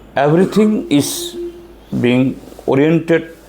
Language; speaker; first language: English; non-native, local second language; Bangla